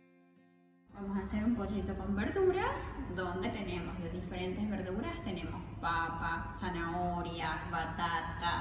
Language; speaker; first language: Spanish; native; Spanish